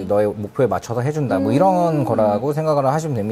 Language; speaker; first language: Korean; native; Korean